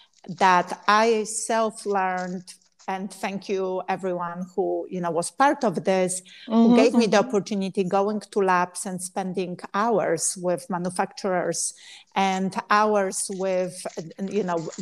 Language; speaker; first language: English; non-native, fluent; Polish